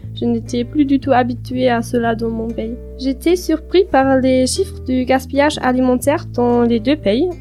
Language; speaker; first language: French; non-native, fluent; German